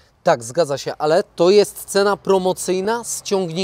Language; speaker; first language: Polish; native; Polish